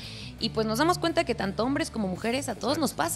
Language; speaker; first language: Spanish; native; Spanish